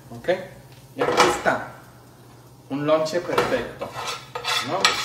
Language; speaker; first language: English; early bilingual, other home language; Polish